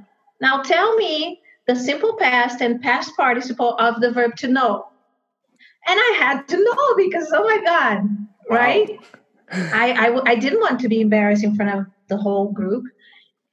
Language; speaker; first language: English; non-native, fluent; Portuguese